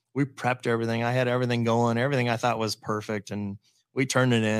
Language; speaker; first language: English; native; English